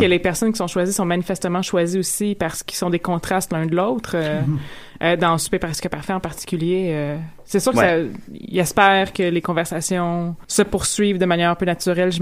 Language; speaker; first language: French; native; French